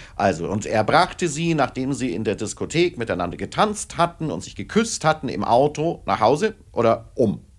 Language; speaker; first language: German; native; German